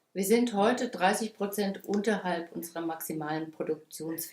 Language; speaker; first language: German; native; German